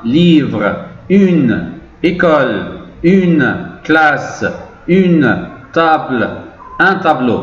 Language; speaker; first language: French; non-native, fluent; Arabic